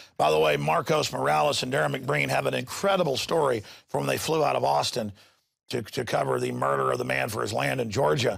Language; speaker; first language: English; native; English